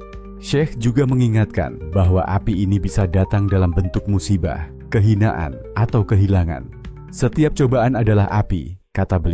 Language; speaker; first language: Indonesian; native; Indonesian